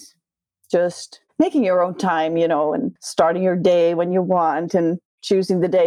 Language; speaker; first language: English; non-native, fluent; Dutch